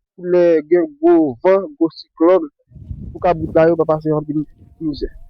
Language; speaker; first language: Haitian Creole; native; Haitian Creole